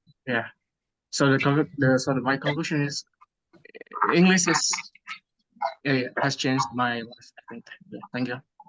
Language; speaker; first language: English; non-native, learner; Indonesian